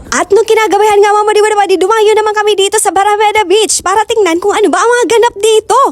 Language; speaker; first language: Filipino; non-native, local second language; Bikol